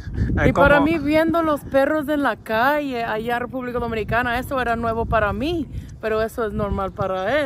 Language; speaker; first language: Spanish; early bilingual, heritage; English